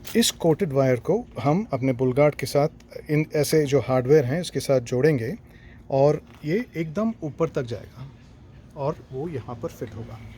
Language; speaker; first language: Hindi; non-native, local second language; Tamil